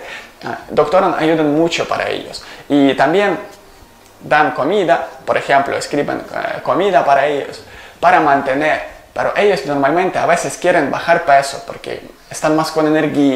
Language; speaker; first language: Spanish; non-native, learner; Ukrainian